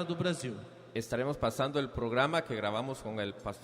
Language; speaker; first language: Spanish; native; Spanish